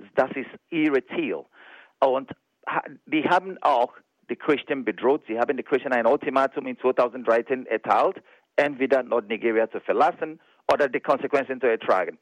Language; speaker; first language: German; non-native, fluent; Igbo